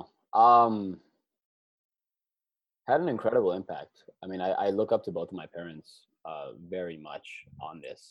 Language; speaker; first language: English; native; English